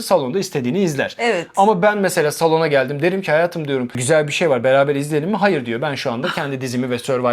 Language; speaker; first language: Turkish; non-native, fluent; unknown